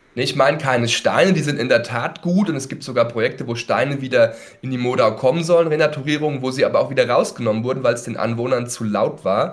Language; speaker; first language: German; native; German